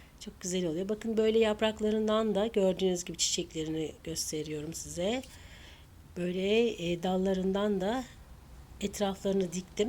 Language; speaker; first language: Turkish; native; Turkish